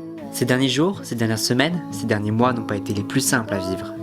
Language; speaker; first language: French; native; French